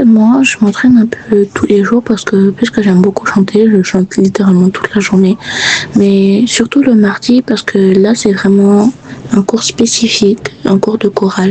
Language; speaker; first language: French; native; French